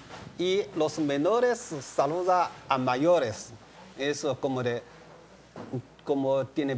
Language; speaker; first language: Spanish; non-native, learner; Chinese